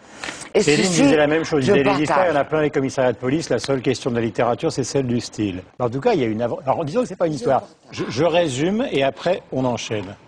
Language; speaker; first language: French; native; French